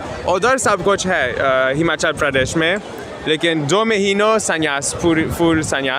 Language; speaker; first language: Hindi; non-native, learner; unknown